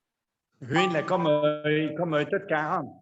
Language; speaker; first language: Vietnamese; non-native, fluent; French